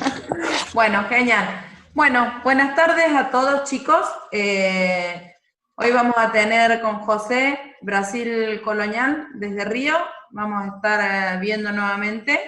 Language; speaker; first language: Spanish; native; Spanish